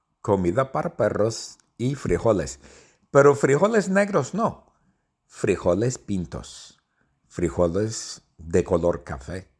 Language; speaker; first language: Spanish; non-native, fluent; English